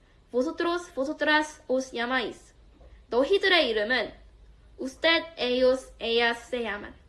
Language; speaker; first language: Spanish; non-native, learner; Korean